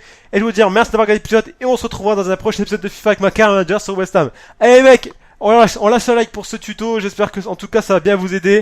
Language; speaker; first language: French; native; French